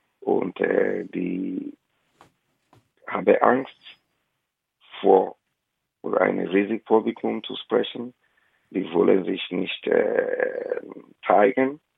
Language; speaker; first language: German; non-native, fluent; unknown